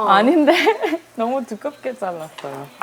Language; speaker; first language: Korean; early bilingual, heritage; Korean